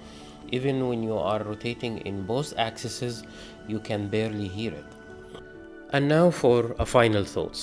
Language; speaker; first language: English; non-native, fluent; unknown